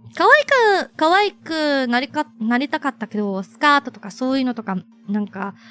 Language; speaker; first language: Japanese; non-native, fluent; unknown